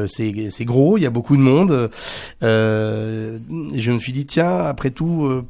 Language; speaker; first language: French; native; French